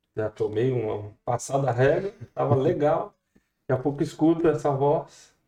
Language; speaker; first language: Portuguese; native; Portuguese